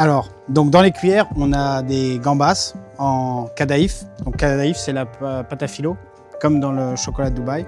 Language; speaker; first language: French; native; French